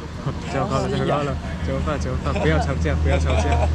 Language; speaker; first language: Chinese; non-native, fluent; Korean